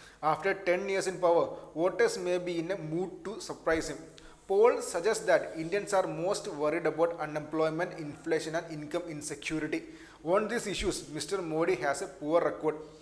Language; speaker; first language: English; non-native, local second language; Malayalam